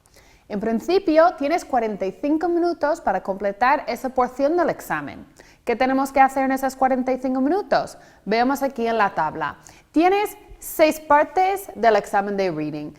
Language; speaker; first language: Spanish; non-native, fluent; English